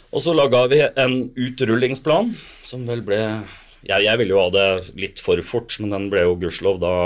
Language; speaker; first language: Norwegian; native; Norwegian